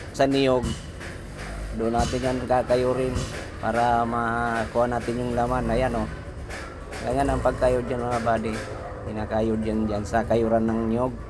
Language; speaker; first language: Filipino; non-native, local second language; Bikol